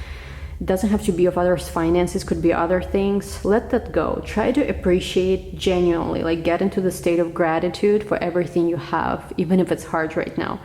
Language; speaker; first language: English; non-native, fluent; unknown